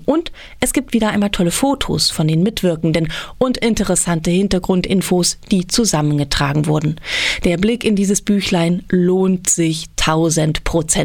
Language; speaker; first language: German; native; German